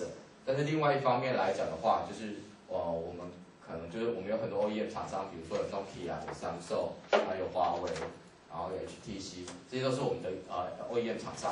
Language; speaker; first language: Chinese; native; Chinese